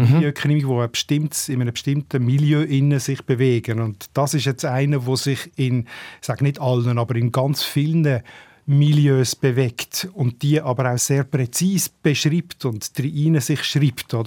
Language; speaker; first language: German; native; German